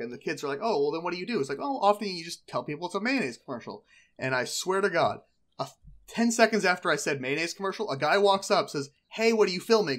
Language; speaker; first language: English; native; English